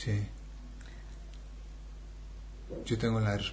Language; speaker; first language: Spanish; non-native, fluent; English